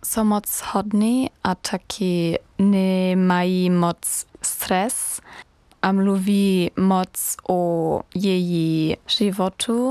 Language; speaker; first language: Czech; non-native, learner; German